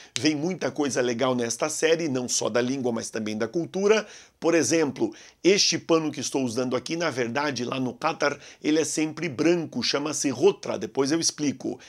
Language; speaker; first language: Portuguese; native; Portuguese